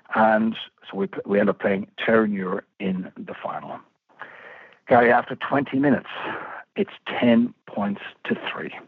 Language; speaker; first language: English; native; English